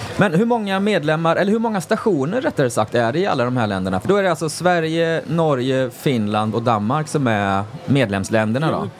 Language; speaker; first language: Swedish; native; Swedish